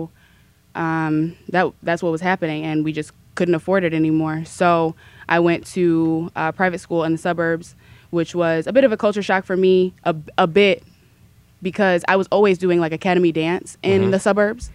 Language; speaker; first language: English; native; English